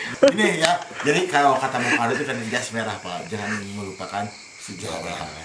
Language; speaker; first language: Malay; non-native, local second language; Sundanese